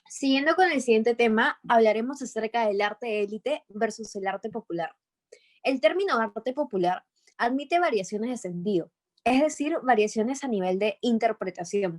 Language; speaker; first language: Spanish; native; Spanish